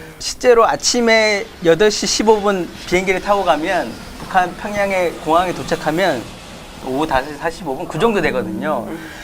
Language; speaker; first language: Korean; native; Korean